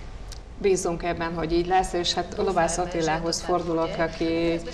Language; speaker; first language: Hungarian; native; Hungarian